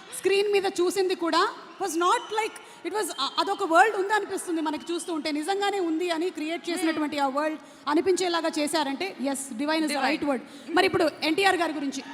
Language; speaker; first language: Telugu; native; Telugu